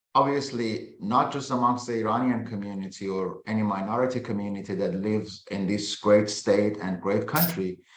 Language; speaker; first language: English; non-native, fluent; Persian